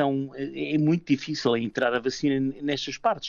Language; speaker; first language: Portuguese; native; Portuguese